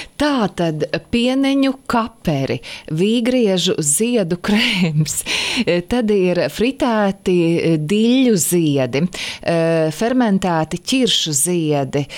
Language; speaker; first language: Latvian; native; Latvian